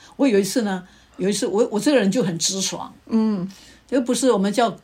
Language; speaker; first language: Chinese; non-native, local second language; Min Nan Chinese